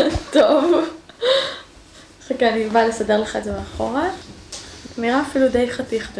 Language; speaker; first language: Hebrew; native; Hebrew